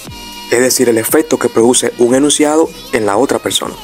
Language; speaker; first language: Spanish; native; Spanish